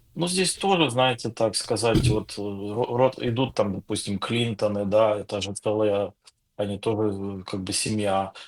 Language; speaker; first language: Russian; non-native, local second language; Ukrainian